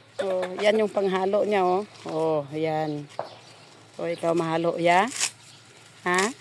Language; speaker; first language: Filipino; native; Filipino